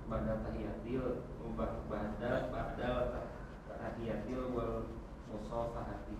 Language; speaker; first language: Arabic; non-native, learner; Indonesian